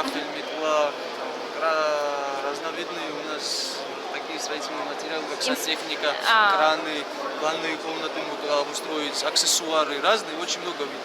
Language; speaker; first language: Russian; non-native, fluent; Georgian